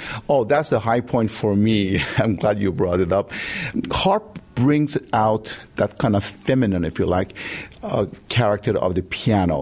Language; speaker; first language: English; non-native, fluent; Persian